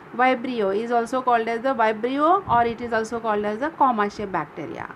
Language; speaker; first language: English; non-native, local second language; Marathi